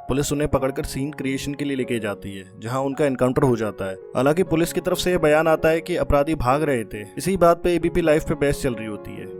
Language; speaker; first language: Hindi; native; Hindi